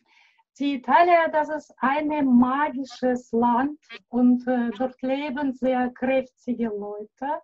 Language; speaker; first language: German; non-native, learner; Russian